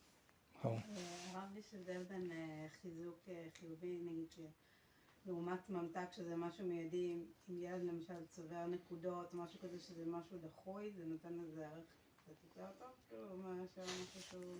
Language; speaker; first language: Hebrew; native; Hebrew